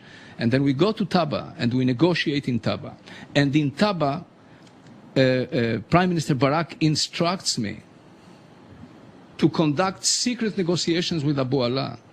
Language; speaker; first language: English; non-native, fluent; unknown